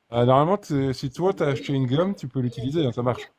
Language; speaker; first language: French; native; French